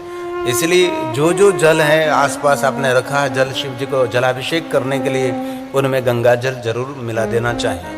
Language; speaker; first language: Hindi; non-native, local second language; Gujarati